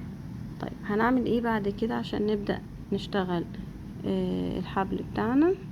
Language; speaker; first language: Arabic; native; Arabic